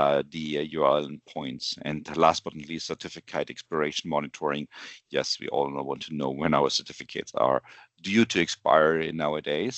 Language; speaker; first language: English; non-native, fluent; German